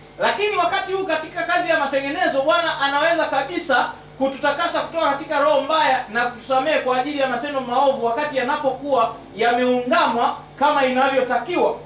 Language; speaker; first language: Swahili; native; Swahili